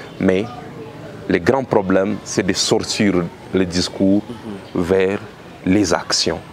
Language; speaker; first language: French; non-native, local second language; Swahili